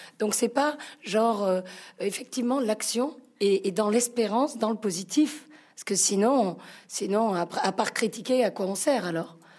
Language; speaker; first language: French; native; French